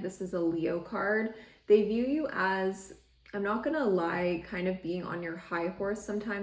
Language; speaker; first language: English; native; English